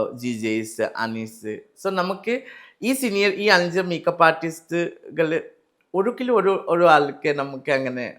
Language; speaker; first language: Malayalam; non-native, learner; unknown